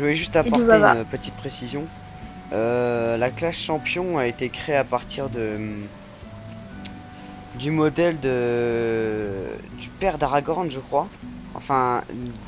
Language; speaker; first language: French; native; French